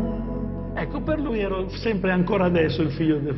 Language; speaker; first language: Italian; native; Italian